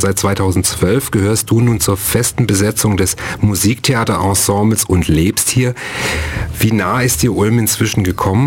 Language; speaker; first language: German; native; German